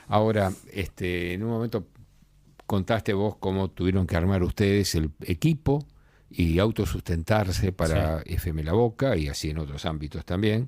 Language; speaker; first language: Spanish; native; Spanish